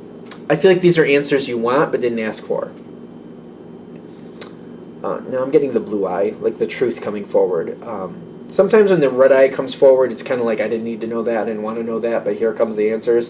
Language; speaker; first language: English; native; English